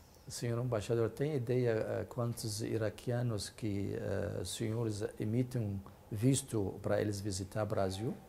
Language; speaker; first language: Portuguese; non-native, fluent; Arabic